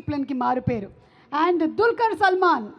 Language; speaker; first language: Telugu; native; Telugu